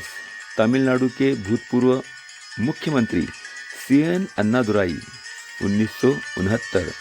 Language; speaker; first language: Hindi; non-native, local second language; Marathi